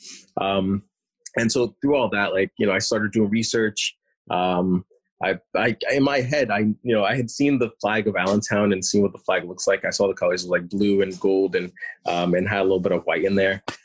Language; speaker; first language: English; early bilingual, other home language; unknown